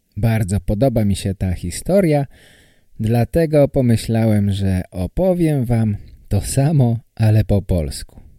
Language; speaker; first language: Polish; native; Polish